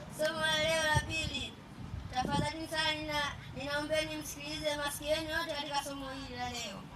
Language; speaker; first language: Swahili; non-native, local second language; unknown